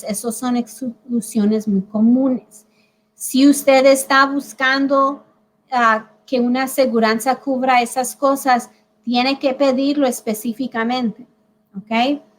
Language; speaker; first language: Spanish; early bilingual, heritage; Spanish